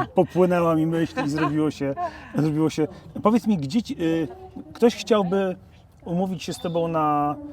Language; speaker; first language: Polish; native; Polish